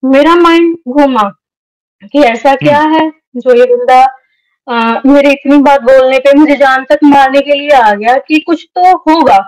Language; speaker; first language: Hindi; native; Hindi